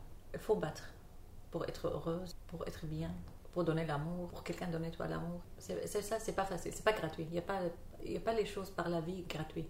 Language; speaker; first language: French; non-native, learner; Arabic